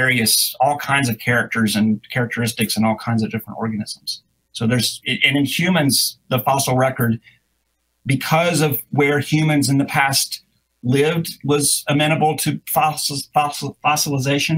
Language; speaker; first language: English; native; English